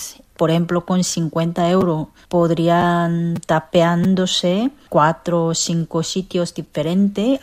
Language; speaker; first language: Spanish; non-native, fluent; Korean